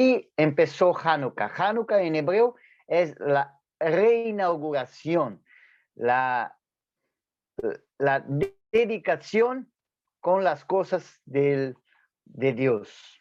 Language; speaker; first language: Spanish; non-native, fluent; Portuguese